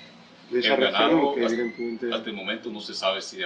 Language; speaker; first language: Spanish; native; Spanish